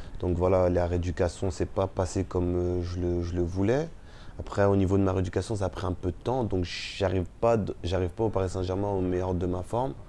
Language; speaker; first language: French; early bilingual, other home language; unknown